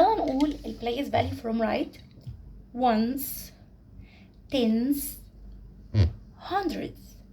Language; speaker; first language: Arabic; native; Arabic